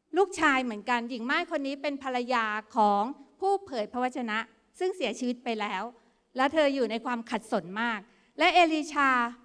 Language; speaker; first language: Thai; native; Thai